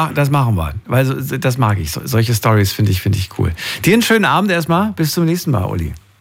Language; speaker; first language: German; native; German